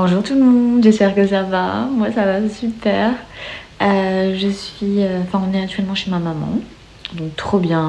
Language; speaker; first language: French; native; French